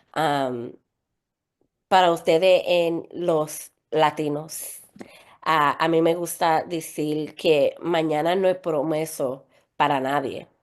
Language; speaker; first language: Spanish; early bilingual, other home language; English